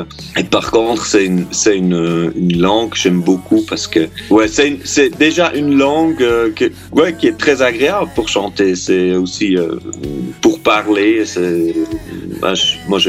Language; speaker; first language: French; native; French